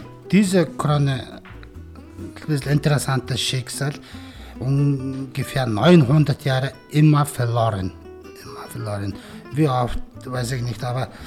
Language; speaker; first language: German; non-native, learner; Mongolian